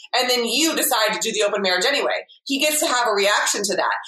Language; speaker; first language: English; native; English